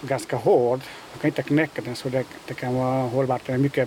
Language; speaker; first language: Swedish; non-native, fluent; Hungarian